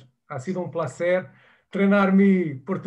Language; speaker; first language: Spanish; non-native, fluent; Portuguese